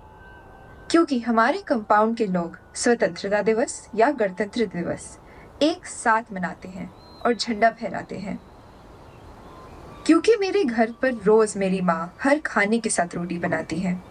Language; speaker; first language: Hindi; native; Hindi